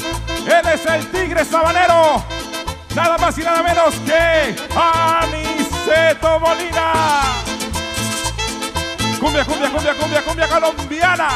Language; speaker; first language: Spanish; native; Spanish